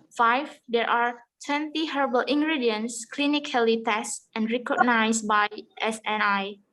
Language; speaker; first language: English; non-native, learner; Indonesian